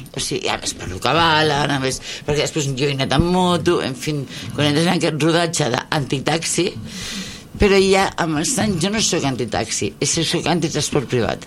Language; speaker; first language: Catalan; native; Catalan